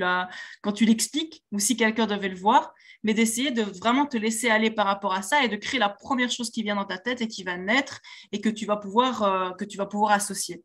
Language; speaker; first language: French; native; French